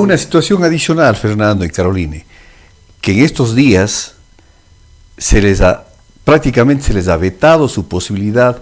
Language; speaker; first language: Spanish; native; Spanish